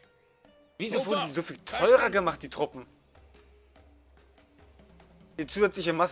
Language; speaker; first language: German; native; German